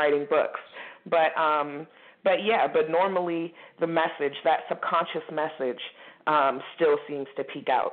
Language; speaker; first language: English; native; English